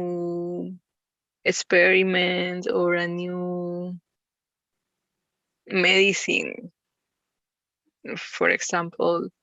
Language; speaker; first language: English; non-native, learner; Spanish